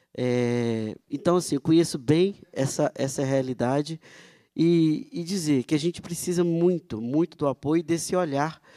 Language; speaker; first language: Portuguese; native; Portuguese